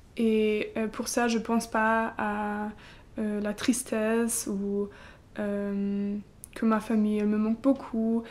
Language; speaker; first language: French; non-native, learner; German